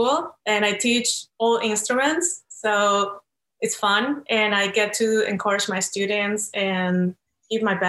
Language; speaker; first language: English; non-native, fluent; Spanish